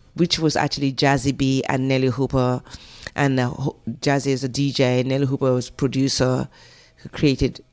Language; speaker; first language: English; native; English